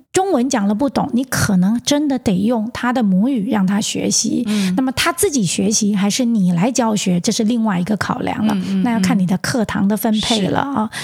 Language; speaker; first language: Chinese; native; Chinese